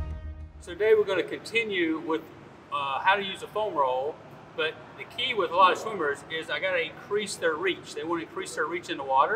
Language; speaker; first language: English; native; English